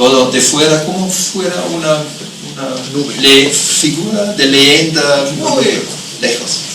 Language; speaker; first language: Spanish; non-native, fluent; German